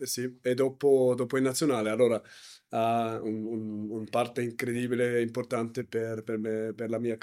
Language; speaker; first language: Italian; non-native, learner; German